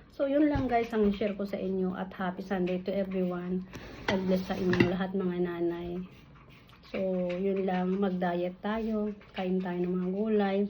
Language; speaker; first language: Filipino; non-native, local second language; Iloko